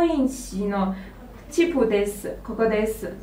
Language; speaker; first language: Japanese; non-native, learner; Chinese